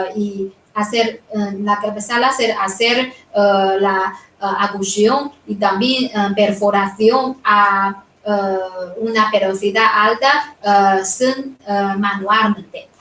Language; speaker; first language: Spanish; non-native, fluent; Chinese